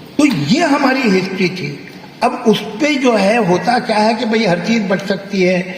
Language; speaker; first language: Urdu; native; Urdu